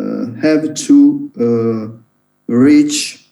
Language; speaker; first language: English; non-native, learner; Italian